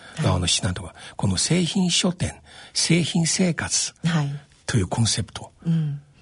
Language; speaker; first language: Japanese; non-native, fluent; Chinese